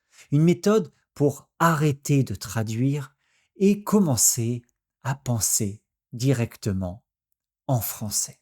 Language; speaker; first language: French; native; French